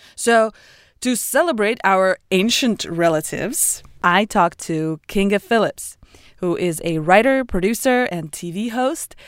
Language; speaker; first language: English; non-native, fluent; Russian